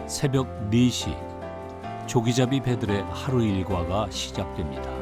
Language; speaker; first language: Korean; native; Korean